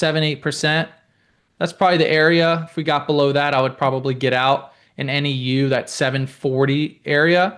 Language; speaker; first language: English; native; English